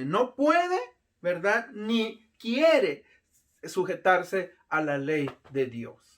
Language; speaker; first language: Spanish; native; Spanish